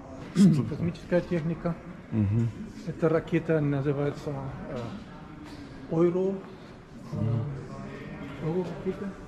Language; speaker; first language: Russian; non-native, fluent; German